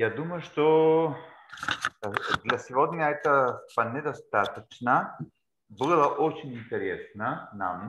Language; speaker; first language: Russian; non-native, learner; Bulgarian